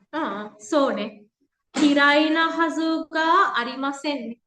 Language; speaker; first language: Japanese; non-native, fluent; Sinhala